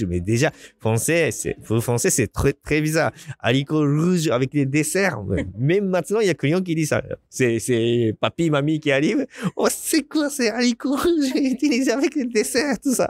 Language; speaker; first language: French; non-native, learner; Japanese